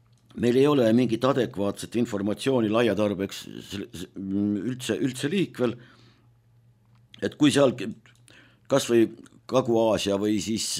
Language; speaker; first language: Estonian; native; Estonian